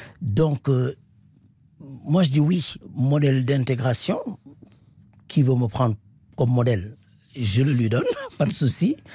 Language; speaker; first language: French; non-native, local second language; Wolof